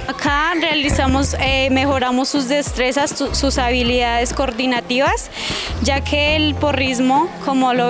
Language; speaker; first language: Spanish; native; Spanish